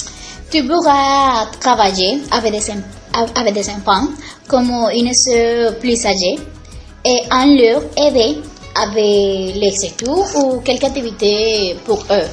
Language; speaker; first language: French; non-native, learner; Spanish